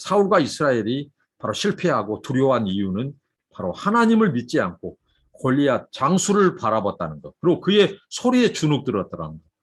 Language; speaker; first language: Korean; native; Korean